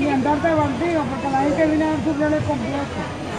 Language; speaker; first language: Spanish; native; Spanish